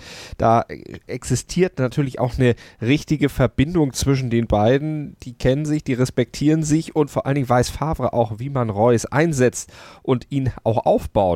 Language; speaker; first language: German; native; German